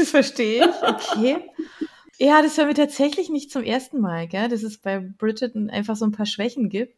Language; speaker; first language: German; native; German